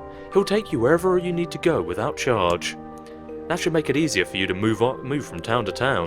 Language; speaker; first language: English; native; English